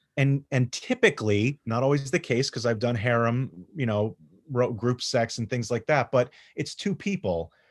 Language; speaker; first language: English; native; English